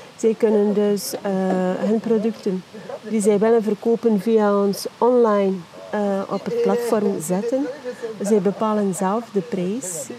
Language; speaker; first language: Dutch; native; Dutch